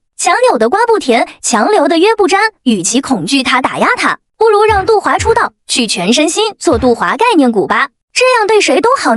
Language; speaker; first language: Chinese; native; Chinese